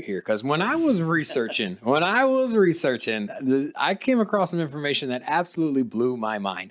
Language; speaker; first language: English; native; English